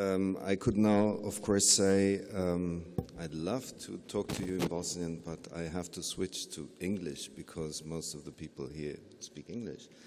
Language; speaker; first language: English; non-native, fluent; German